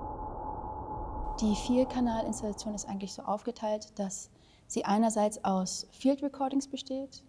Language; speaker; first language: German; early bilingual, other home language; Vietnamese